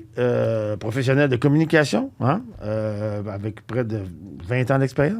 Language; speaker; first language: French; native; French